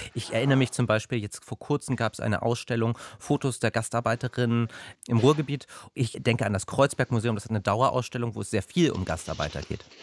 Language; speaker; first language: German; native; German